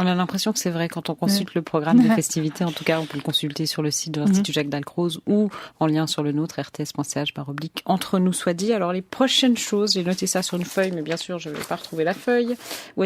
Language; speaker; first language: French; native; French